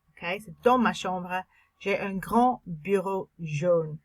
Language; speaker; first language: French; non-native, fluent; English